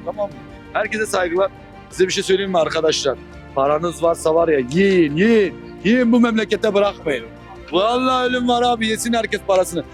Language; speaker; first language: Turkish; native; Turkish